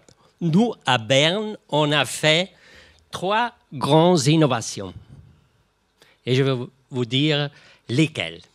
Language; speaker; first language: French; non-native, local second language; German